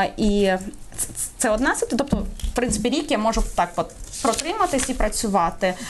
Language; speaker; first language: Ukrainian; native; Ukrainian